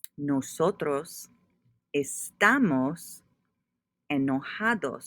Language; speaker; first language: Spanish; non-native, fluent; English